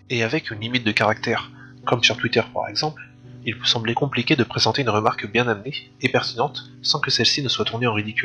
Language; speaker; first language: French; native; French